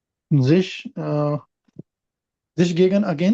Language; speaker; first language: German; non-native, learner; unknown